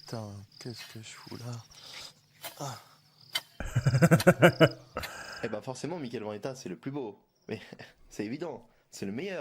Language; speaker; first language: French; native; French